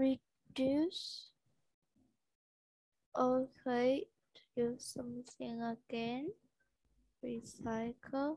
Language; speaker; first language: English; non-native, learner; Vietnamese